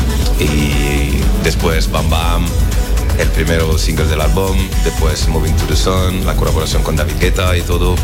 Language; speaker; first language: Spanish; non-native, learner; French